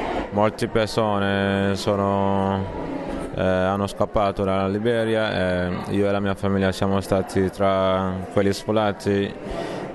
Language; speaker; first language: Italian; non-native, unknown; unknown